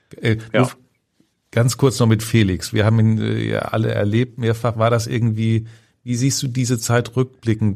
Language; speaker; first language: German; native; German